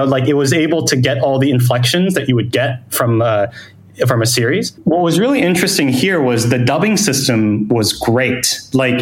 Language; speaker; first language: English; non-native, fluent; Thai